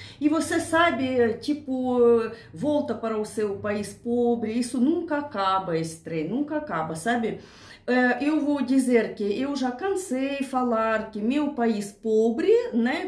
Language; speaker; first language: Portuguese; non-native, learner; Russian